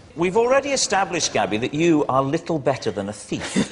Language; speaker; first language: English; native; English